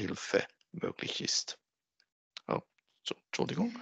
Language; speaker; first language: German; native; German